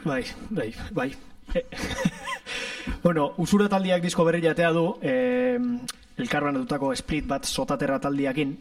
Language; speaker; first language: Basque; native; Basque